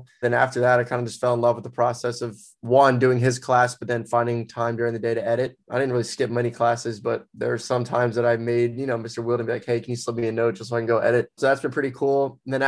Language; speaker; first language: English; native; English